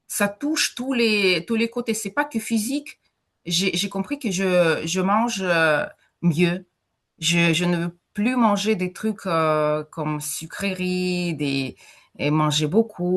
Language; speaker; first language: French; non-native, fluent; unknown